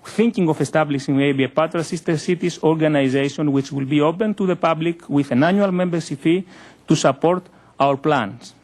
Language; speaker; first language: English; non-native, fluent; Greek